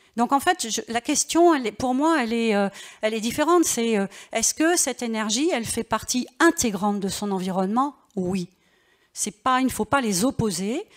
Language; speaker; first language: French; native; French